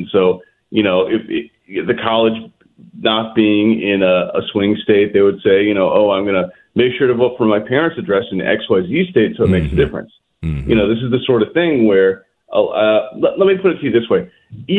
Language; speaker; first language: English; native; English